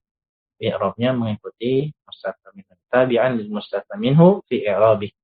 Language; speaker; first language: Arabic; non-native, fluent; Indonesian